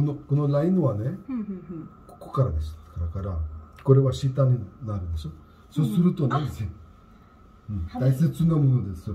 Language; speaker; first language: Japanese; non-native, learner; Hindi